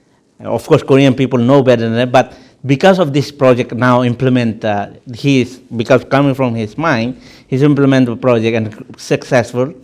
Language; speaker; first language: English; non-native, fluent; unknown